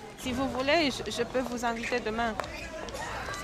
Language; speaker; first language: French; non-native, fluent; Romanian